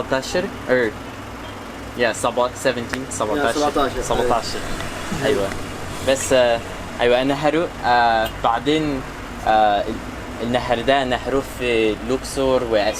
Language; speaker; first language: Arabic; non-native, learner; English